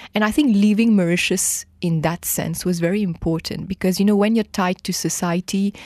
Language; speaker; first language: English; non-native, fluent; Morisyen